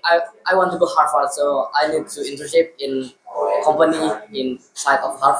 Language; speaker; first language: English; non-native, learner; Indonesian